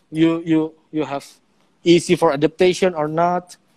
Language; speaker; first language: English; non-native, learner; Indonesian